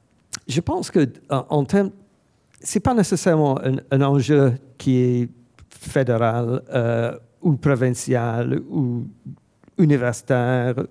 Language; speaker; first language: French; non-native, fluent; English